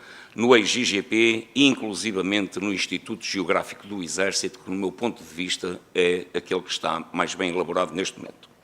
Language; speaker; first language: Portuguese; native; Portuguese